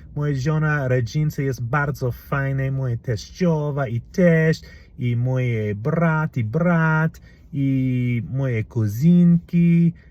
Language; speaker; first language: Polish; non-native, learner; English